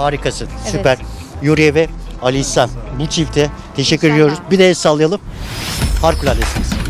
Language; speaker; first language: Turkish; native; Turkish